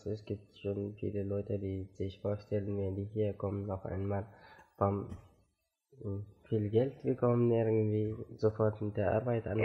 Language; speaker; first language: German; non-native, fluent; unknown